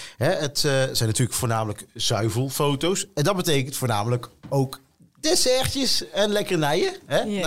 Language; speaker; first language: Dutch; native; Dutch